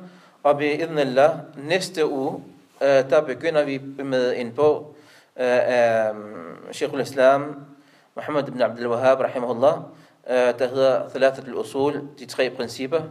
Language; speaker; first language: Danish; non-native, local second language; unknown